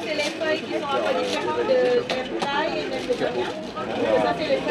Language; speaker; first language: French; non-native, fluent; Thai